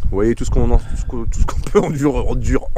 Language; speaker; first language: French; native; French